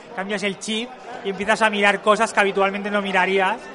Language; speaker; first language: Spanish; non-native, local second language; Catalan